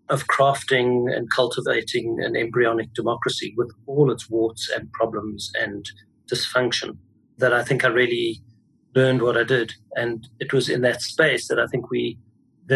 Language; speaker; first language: English; native; English